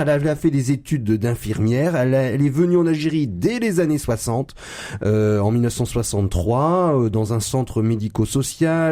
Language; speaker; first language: French; native; French